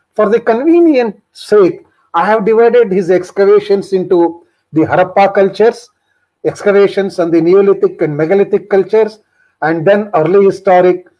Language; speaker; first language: English; non-native, local second language; Kannada